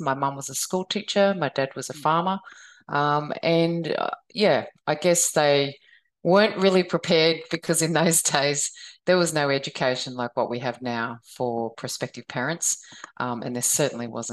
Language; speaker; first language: English; native; English